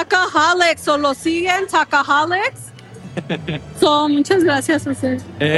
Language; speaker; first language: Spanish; early bilingual, heritage; Spanish